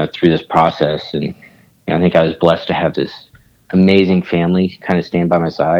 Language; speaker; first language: English; native; English